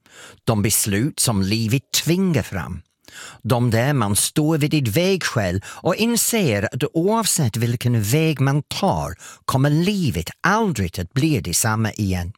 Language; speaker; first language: Swedish; non-native, fluent; English